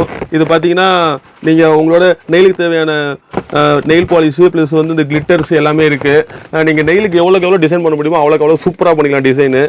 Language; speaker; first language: Tamil; native; Tamil